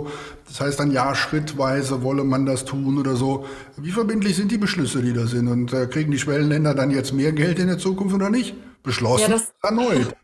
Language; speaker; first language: German; native; German